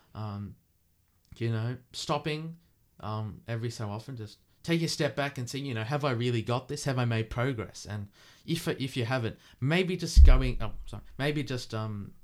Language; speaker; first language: English; native; English